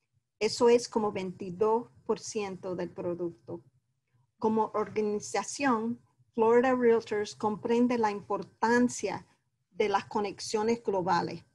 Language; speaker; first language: Spanish; early bilingual, heritage; Spanish